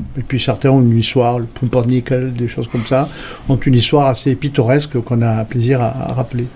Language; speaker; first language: French; native; French